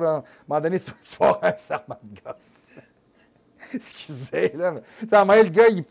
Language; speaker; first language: French; native; French